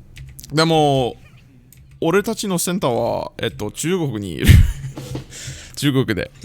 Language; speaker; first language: Japanese; non-native, learner; English